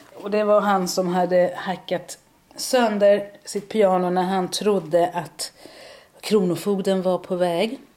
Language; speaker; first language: Swedish; early bilingual, other home language; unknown